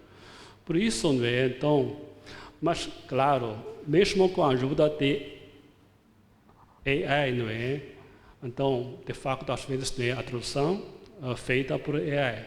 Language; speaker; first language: Portuguese; non-native, fluent; Chinese